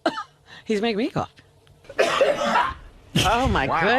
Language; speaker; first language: English; native; English